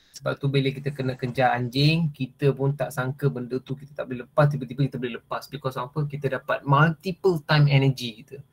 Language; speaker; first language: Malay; non-native, local second language; Tamil